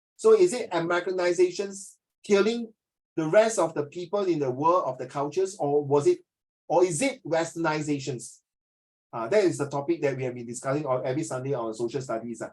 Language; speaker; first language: English; non-native, local second language; Chinese